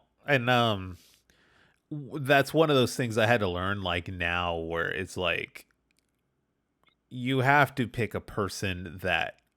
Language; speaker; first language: English; native; English